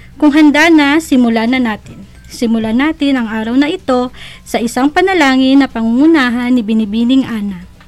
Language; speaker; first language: Filipino; non-native, local second language; Hiligaynon